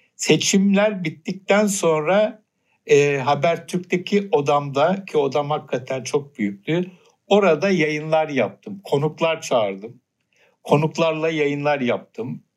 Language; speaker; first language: Turkish; native; Turkish